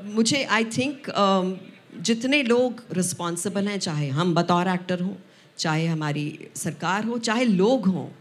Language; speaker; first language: Hindi; non-native, local second language; Punjabi